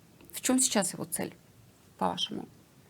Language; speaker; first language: Russian; native; Russian